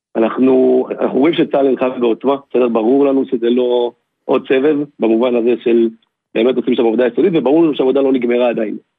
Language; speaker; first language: Hebrew; native; Hebrew